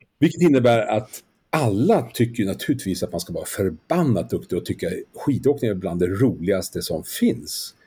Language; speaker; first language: Swedish; native; Swedish